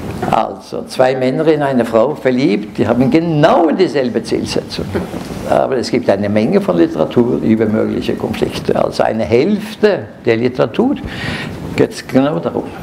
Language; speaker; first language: German; non-native, fluent; Norwegian